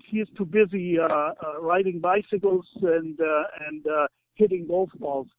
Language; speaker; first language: English; non-native, fluent; German